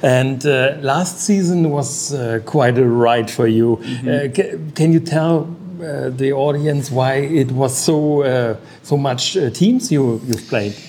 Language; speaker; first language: English; non-native, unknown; German